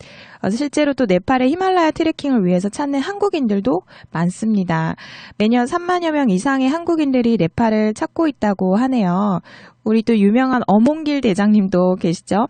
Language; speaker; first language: Korean; native; Korean